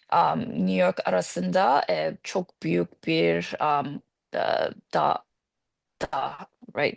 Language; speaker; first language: Turkish; non-native, learner; English